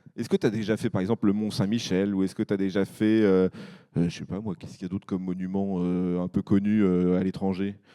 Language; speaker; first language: French; native; French